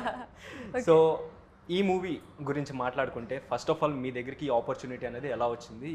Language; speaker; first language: Telugu; native; Telugu